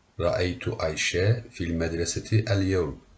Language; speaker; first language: Arabic; non-native, learner; Turkish